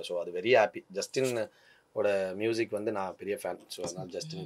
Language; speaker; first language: Tamil; native; Tamil